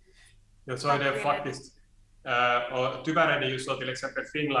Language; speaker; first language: Swedish; non-native, fluent; Finnish